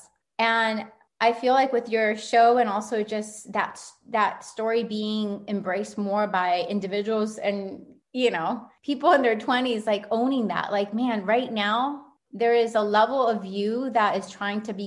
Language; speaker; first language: English; early bilingual, other home language; Spanish